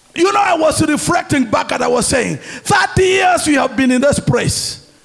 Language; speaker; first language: English; non-native, local second language; Swahili